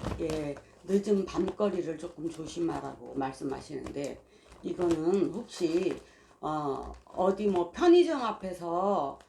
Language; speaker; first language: Korean; native; Korean